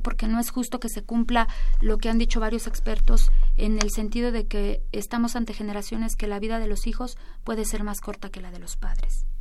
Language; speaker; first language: Spanish; native; Spanish